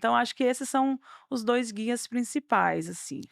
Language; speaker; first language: Portuguese; native; Portuguese